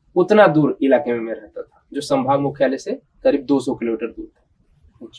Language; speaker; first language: Hindi; native; Hindi